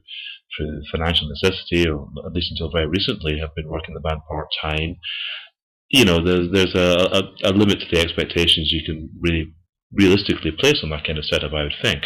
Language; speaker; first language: English; native; English